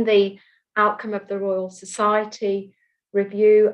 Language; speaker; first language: English; native; English